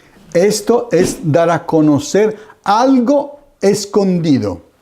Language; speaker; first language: Spanish; non-native, fluent; Italian